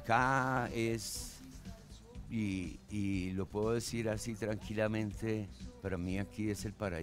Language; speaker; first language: Spanish; early bilingual, other home language; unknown